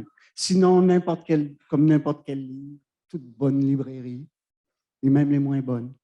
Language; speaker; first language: French; native; French